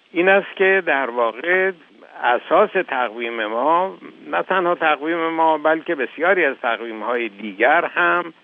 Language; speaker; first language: Persian; native; Persian